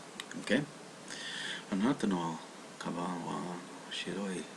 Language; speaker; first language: Japanese; non-native, learner; English